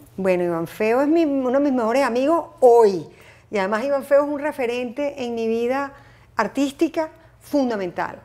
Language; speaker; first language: Spanish; native; Spanish